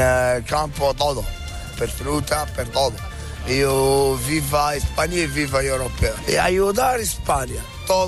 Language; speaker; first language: Spanish; non-native, learner; Arabic